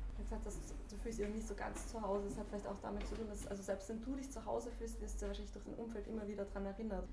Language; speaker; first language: German; native; German